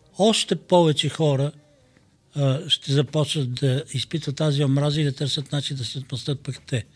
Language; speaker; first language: Bulgarian; native; Bulgarian